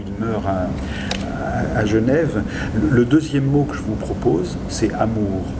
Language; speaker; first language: French; native; French